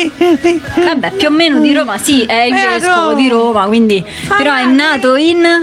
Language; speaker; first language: Italian; native; Italian